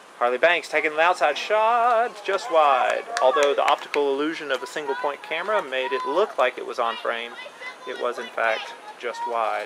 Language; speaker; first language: English; native; English